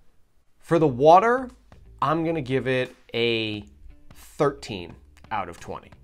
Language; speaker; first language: English; native; English